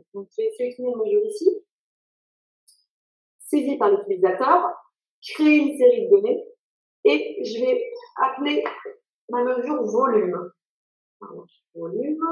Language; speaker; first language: French; native; French